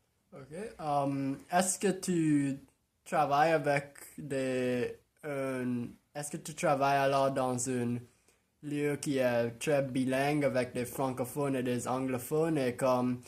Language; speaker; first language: French; non-native, local second language; English